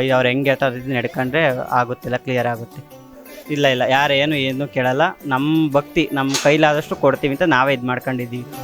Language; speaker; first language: Kannada; native; Kannada